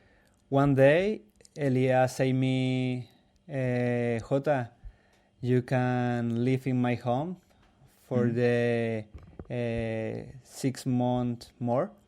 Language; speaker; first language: English; non-native, learner; Spanish